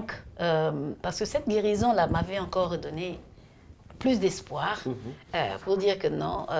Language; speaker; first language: French; non-native, local second language; Lingala